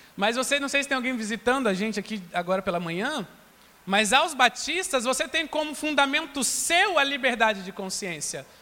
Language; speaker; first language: Portuguese; native; Portuguese